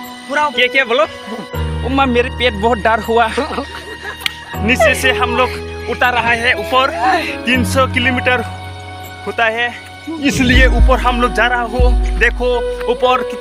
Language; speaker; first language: Hindi; non-native, local second language; Kok Borok